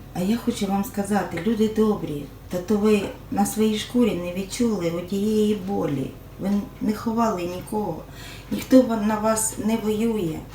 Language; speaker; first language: Ukrainian; non-native, local second language; Russian